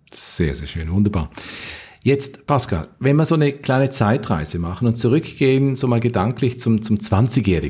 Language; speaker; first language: German; native; German